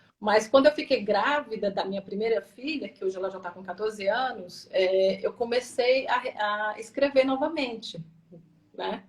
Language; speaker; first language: Portuguese; native; Portuguese